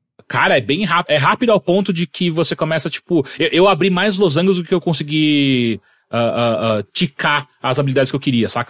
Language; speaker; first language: Portuguese; native; Portuguese